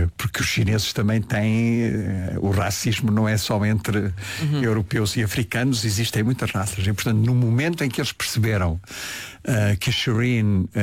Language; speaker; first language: Portuguese; early bilingual, heritage; Portuguese